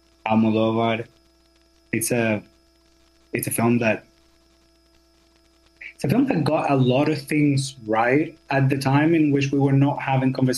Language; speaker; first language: English; non-native, fluent; Spanish